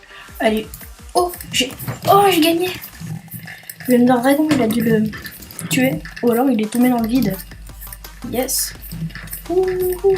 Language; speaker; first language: French; native; French